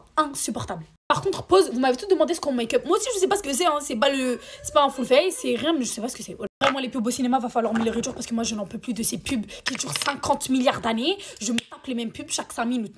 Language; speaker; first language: French; native; French